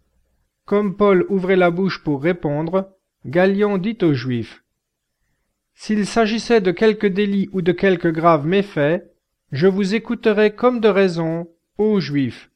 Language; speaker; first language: French; native; French